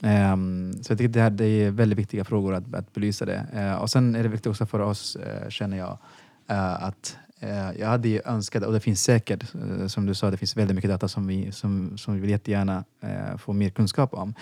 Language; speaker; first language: Swedish; non-native, fluent; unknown